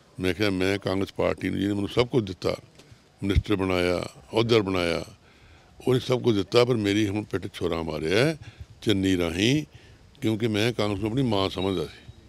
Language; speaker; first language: Punjabi; native; Punjabi